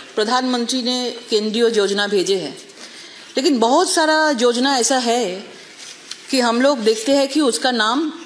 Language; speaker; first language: Hindi; native; Hindi